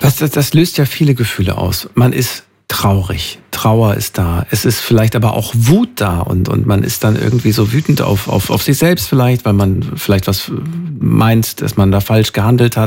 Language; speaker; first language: German; native; German